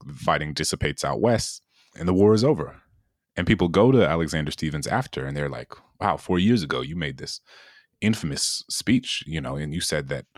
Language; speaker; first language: English; native; English